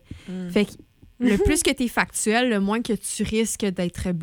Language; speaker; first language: French; native; French